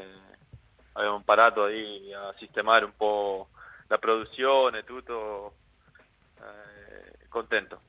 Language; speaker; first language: Italian; non-native, learner; Spanish